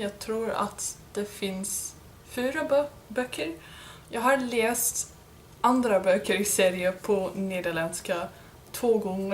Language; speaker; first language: Swedish; non-native, learner; English